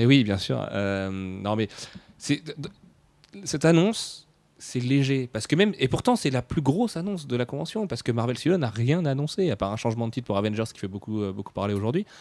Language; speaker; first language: French; native; French